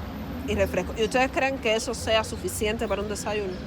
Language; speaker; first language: Spanish; native; Spanish